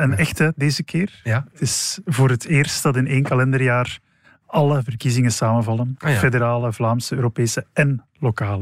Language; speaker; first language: Dutch; native; Dutch